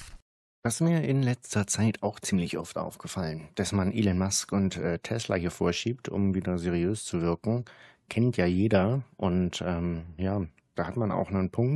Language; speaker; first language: German; native; German